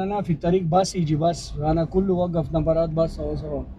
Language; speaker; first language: Arabic; non-native, learner; Urdu